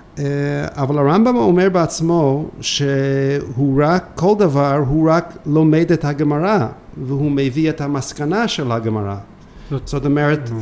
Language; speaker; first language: Hebrew; non-native, fluent; English